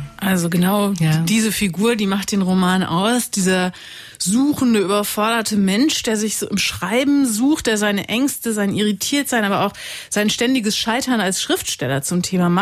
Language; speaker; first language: German; native; German